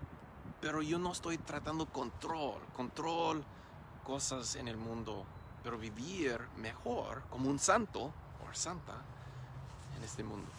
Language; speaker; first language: Spanish; non-native, learner; English